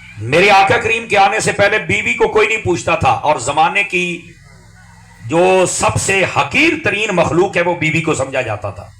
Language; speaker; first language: Urdu; non-native, local second language; Punjabi